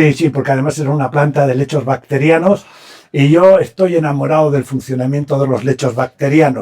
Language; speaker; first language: Spanish; native; Spanish